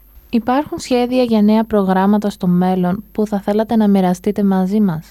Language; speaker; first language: Greek; native; Greek